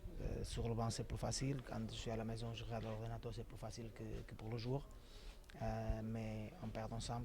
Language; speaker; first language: French; non-native, fluent; Portuguese